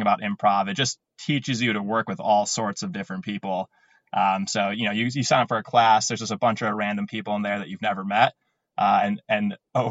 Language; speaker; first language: English; native; English